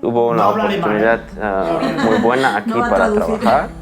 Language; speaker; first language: Spanish; non-native, fluent; German